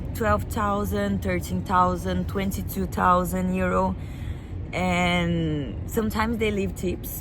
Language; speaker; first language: English; non-native, fluent; Portuguese